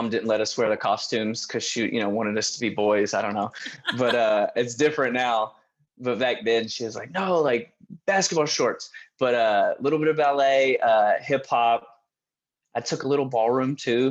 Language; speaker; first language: English; native; English